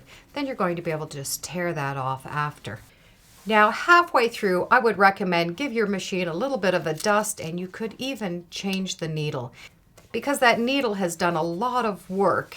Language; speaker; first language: English; native; English